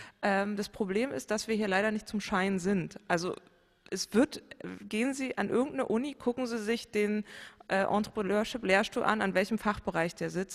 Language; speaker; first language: German; native; German